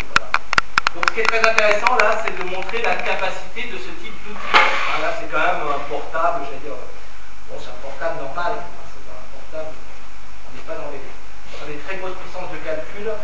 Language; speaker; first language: French; native; French